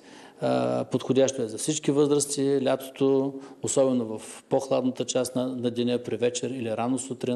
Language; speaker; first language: Bulgarian; native; Bulgarian